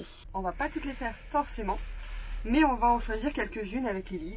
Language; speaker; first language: French; native; French